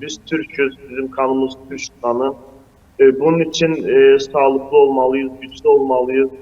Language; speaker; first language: Turkish; non-native, fluent; Azerbaijani